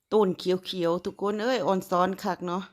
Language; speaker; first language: Thai; non-native, local second language; Lao